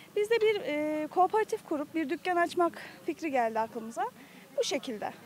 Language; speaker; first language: Turkish; native; Turkish